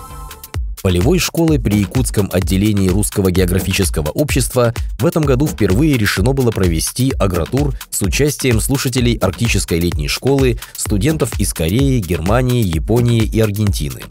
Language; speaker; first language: Russian; native; Russian